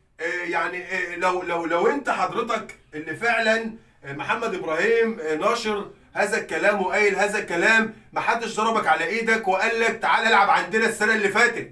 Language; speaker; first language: Arabic; native; Arabic